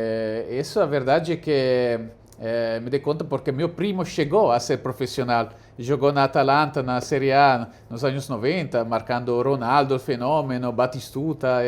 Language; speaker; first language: Portuguese; non-native, fluent; Italian